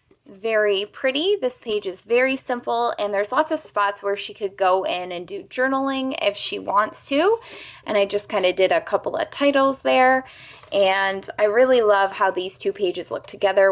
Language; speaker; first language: English; native; English